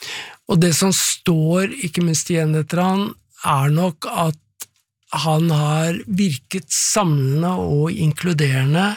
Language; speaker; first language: Norwegian; native; Norwegian